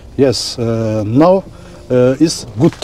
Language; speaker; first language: English; non-native, learner; Turkish